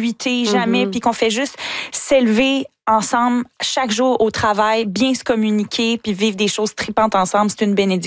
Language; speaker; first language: French; native; French